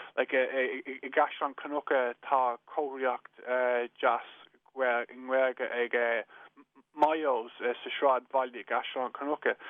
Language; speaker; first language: Irish; non-native, local second language; English